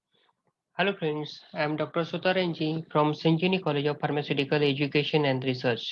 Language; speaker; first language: English; non-native, local second language; Marathi